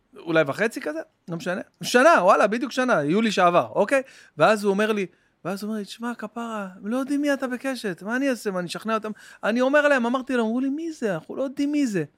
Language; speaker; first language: Hebrew; native; Hebrew